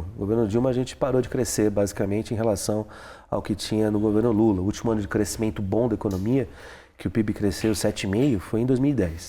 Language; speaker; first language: Portuguese; native; Portuguese